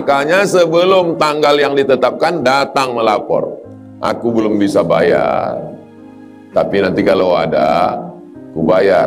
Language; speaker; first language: Indonesian; native; Indonesian